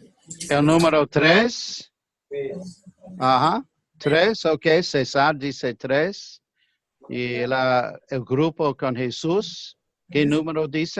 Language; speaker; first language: Spanish; non-native, fluent; English